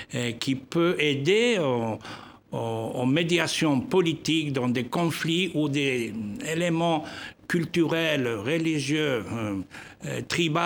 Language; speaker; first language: French; non-native, fluent; Spanish